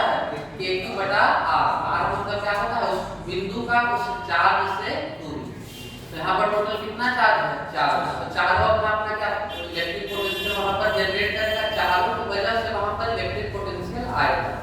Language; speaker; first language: Hindi; native; Hindi